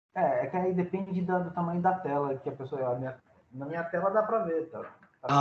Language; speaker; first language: Portuguese; native; Portuguese